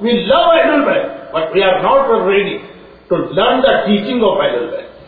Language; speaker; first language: English; non-native, fluent; Urdu